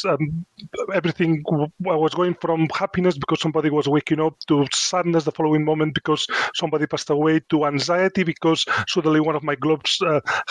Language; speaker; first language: English; non-native, fluent; Spanish